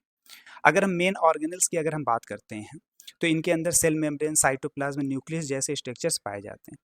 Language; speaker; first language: Hindi; native; Hindi